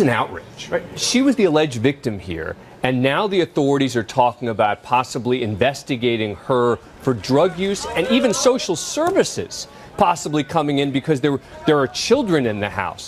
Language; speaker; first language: English; native; English